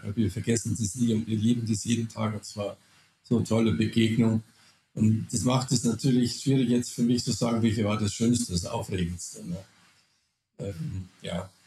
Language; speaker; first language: German; non-native, fluent; Danish